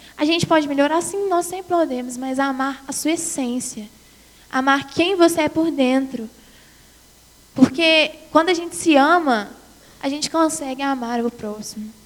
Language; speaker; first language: Portuguese; native; Portuguese